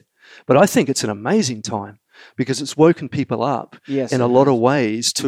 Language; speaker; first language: English; native; English